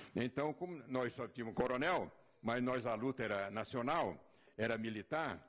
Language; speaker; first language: Portuguese; native; Portuguese